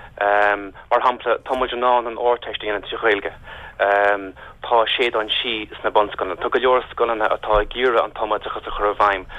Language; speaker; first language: Irish; native; Irish